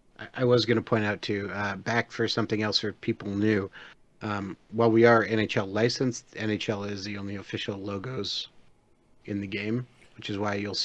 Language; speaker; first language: English; native; English